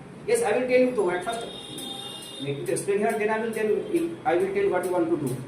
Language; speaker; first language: English; non-native, local second language; Bangla